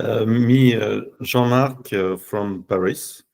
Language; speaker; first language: English; non-native, learner; French